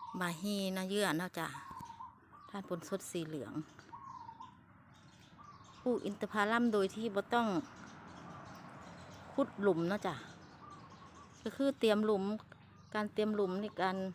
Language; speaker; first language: Thai; non-native, local second language; Lao